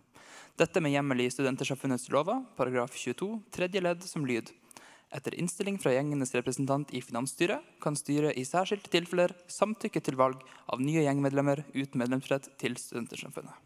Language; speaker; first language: Norwegian; native; Norwegian